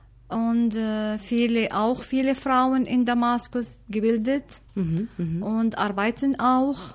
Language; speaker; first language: German; non-native, learner; Arabic